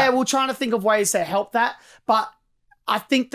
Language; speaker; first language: English; native; English